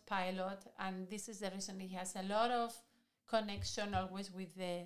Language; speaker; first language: English; non-native, fluent; Spanish